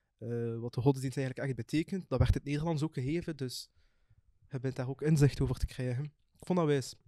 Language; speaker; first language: Dutch; early bilingual, other home language; Arabic